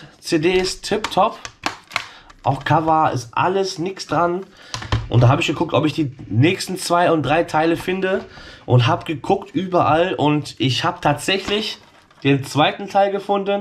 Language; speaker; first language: German; native; German